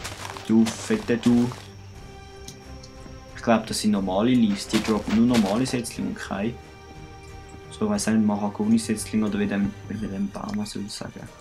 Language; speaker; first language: German; native; German